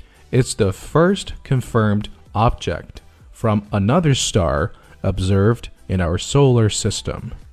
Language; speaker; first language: English; non-native, fluent; Chinese